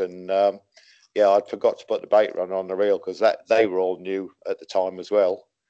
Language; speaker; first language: English; native; English